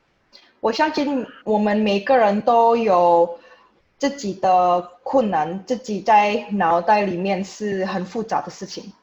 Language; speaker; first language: Chinese; non-native, fluent; Indonesian